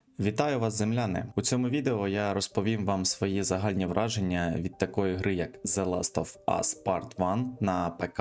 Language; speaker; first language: Ukrainian; native; Ukrainian